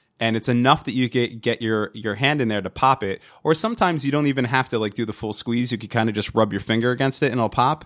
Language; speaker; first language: English; native; English